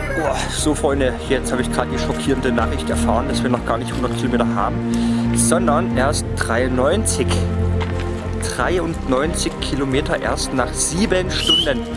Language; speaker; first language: German; native; German